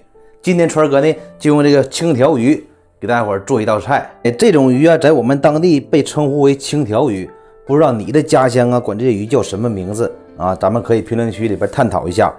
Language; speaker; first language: Chinese; native; Chinese